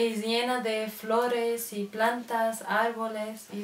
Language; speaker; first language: Spanish; non-native, learner; Arabic